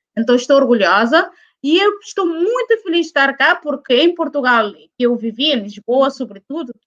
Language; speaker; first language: Portuguese; non-native, local second language; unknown